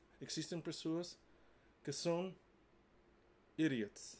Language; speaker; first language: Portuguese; non-native, learner; English